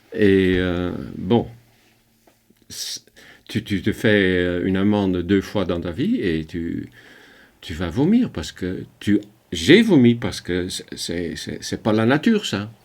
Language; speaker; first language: French; non-native, fluent; Dutch